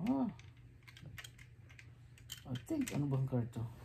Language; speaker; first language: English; non-native, local second language; Filipino